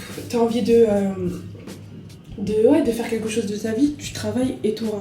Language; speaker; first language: French; native; French